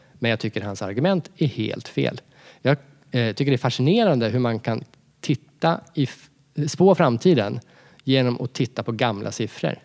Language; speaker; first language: Swedish; native; Swedish